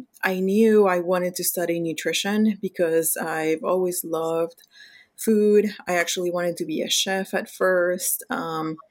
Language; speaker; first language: English; non-native, fluent; Spanish